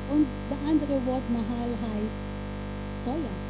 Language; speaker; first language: German; non-native, fluent; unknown